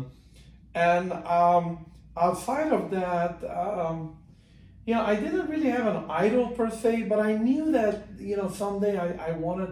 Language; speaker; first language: English; non-native, fluent; Persian